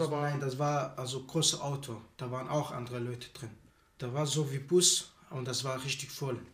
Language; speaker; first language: German; non-native, learner; Arabic